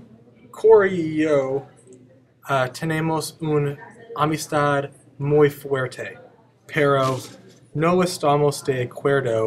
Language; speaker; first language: Spanish; non-native, learner; English